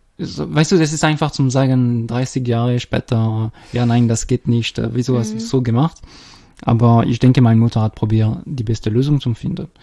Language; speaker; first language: German; non-native, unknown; French